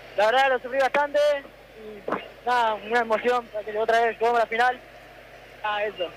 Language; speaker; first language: Spanish; native; Spanish